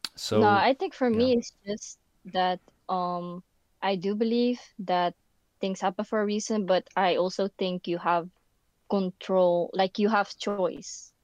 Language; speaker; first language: English; non-native, fluent; Dutch